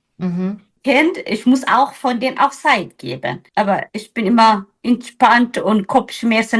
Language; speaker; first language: German; non-native, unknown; Tigrinya